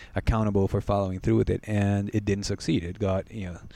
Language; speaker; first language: English; non-native, fluent; Spanish